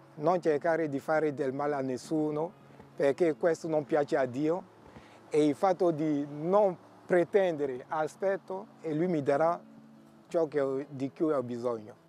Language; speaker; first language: Italian; non-native, fluent; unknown